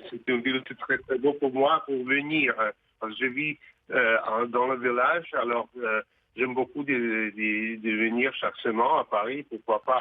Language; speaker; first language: French; non-native, fluent; Russian